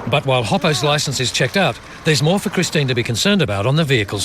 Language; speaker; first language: English; native; English